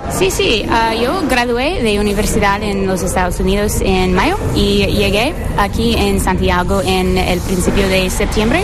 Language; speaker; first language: Spanish; non-native, fluent; English